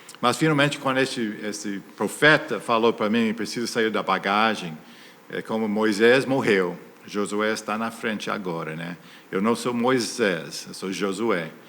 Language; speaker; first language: Portuguese; non-native, fluent; English